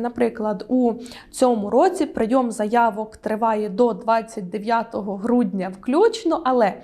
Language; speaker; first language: Ukrainian; native; Ukrainian